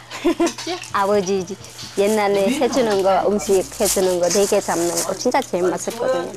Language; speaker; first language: Korean; non-native, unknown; Vietnamese